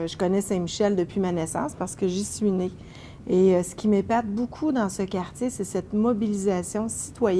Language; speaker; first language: French; native; French